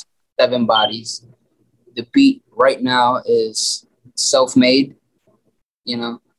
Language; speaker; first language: English; non-native, local second language; Filipino